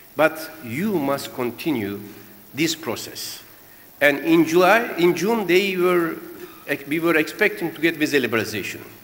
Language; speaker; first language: English; non-native, fluent; Turkish